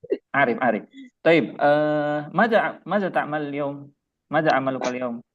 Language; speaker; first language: Arabic; non-native, fluent; Indonesian